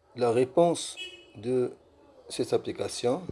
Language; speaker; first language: French; non-native, local second language; Arabic